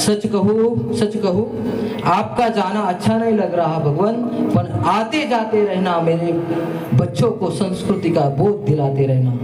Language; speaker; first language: Hindi; non-native, local second language; Marathi